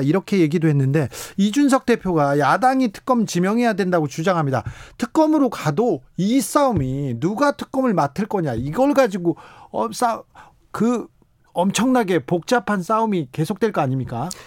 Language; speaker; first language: Korean; native; Korean